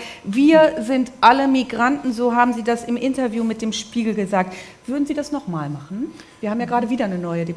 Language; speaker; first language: German; native; German